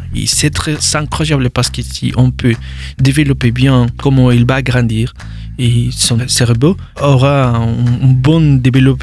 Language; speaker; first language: French; non-native, learner; Spanish